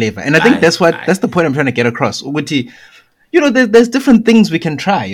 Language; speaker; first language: English; non-native, local second language; Shona